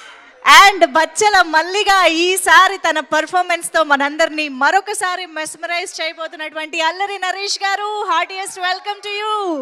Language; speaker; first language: Telugu; native; Telugu